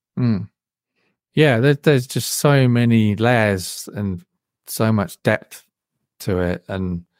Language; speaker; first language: English; native; English